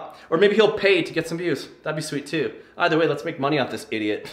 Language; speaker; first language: English; native; English